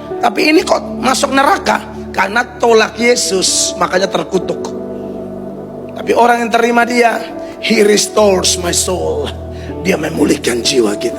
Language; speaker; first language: Indonesian; native; Indonesian